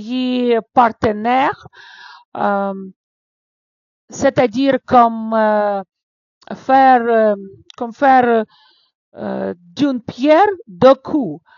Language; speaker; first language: French; non-native, fluent; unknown